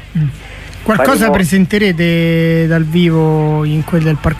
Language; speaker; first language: Italian; native; Italian